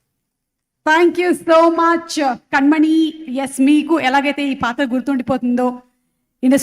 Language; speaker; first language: Telugu; native; Telugu